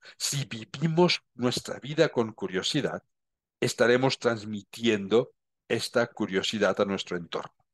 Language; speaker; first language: Spanish; non-native, local second language; Catalan